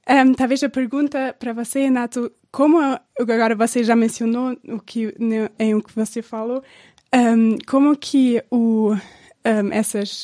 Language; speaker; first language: Portuguese; non-native, fluent; German